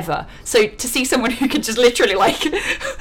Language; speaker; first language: English; native; English